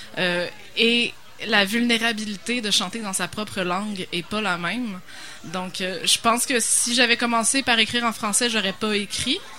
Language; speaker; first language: French; native; French